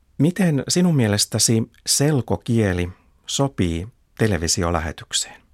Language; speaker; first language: Finnish; native; Finnish